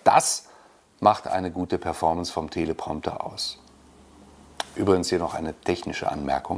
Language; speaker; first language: German; native; German